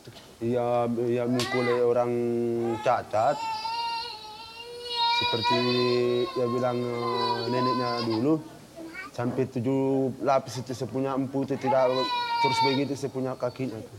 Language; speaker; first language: Indonesian; non-native, local second language; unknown